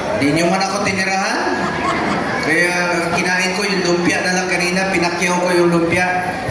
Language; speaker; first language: Filipino; non-native, local second language; Cebuano